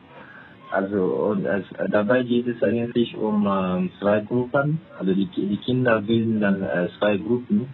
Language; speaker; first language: German; non-native, fluent; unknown